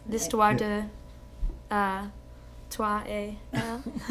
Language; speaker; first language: French; non-native, learner; English